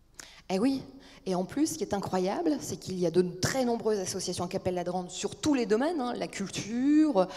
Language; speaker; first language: French; native; French